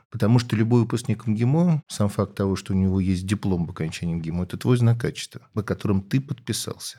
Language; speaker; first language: Russian; native; Russian